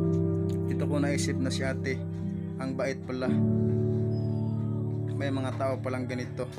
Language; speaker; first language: Filipino; non-native, local second language; Cebuano